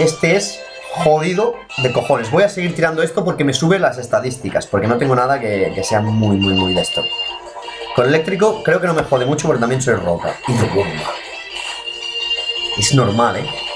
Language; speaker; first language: Spanish; native; Spanish